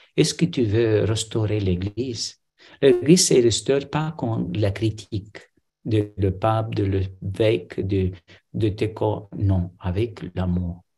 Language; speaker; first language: French; non-native, fluent; Romanian